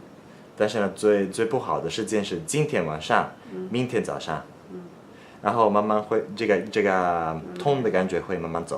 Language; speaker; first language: Chinese; non-native, learner; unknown